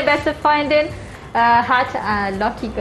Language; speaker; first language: German; non-native, fluent; Malay